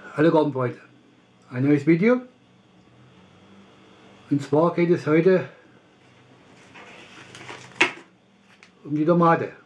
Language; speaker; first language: German; non-native, learner; Russian